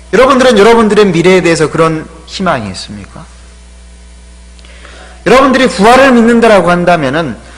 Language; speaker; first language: Korean; native; Korean